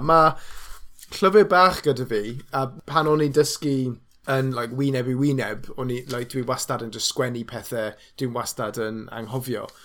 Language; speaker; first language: Welsh; non-native, local second language; English